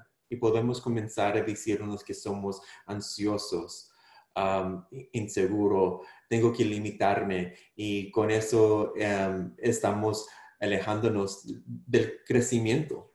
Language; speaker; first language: Spanish; non-native, fluent; English